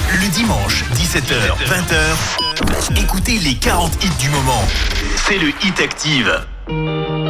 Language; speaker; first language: French; native; French